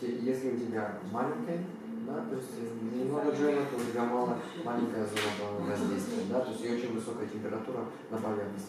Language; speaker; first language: Russian; native; Russian